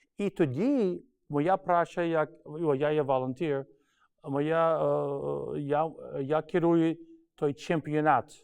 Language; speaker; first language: Ukrainian; early bilingual, heritage; Ukrainian